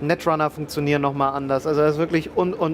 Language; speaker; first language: German; native; German